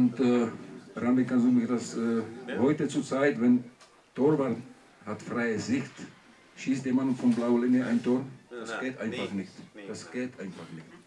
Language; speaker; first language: German; non-native, learner; Czech